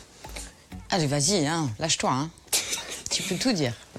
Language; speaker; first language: French; native; French